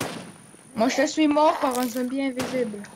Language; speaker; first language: French; native; French